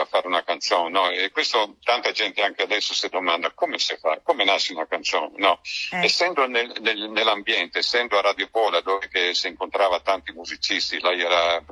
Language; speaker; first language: Italian; non-native, fluent; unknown